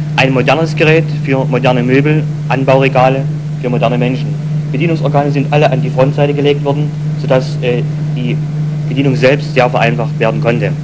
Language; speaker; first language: German; native; German